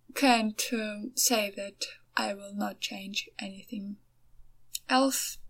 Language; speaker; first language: English; non-native, fluent; Ukrainian